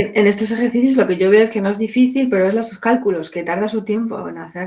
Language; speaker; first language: Spanish; native; Spanish